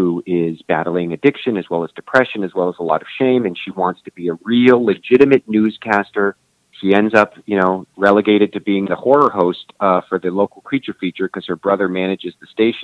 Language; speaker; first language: English; native; English